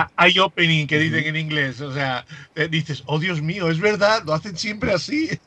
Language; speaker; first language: Spanish; native; Spanish